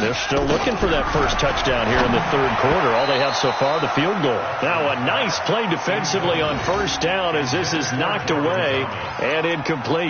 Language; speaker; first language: English; native; English